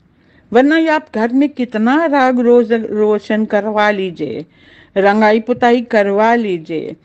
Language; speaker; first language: Hindi; native; Hindi